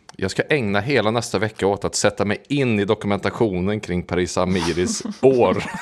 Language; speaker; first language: Swedish; native; Swedish